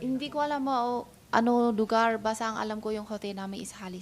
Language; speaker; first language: Filipino; non-native, fluent; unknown